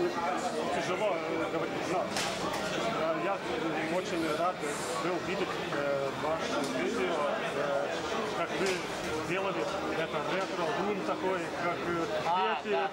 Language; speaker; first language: Russian; non-native, learner; Lithuanian